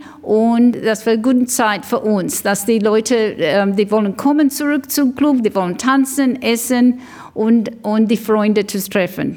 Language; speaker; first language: German; early bilingual, heritage; English